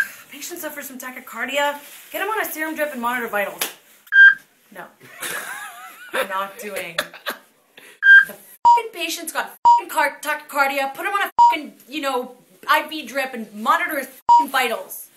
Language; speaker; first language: English; early bilingual, other home language; French